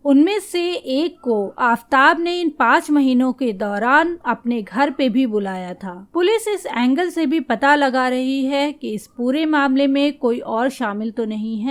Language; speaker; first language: Hindi; native; Hindi